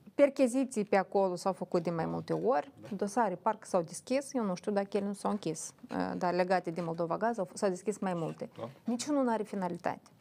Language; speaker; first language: Romanian; native; Romanian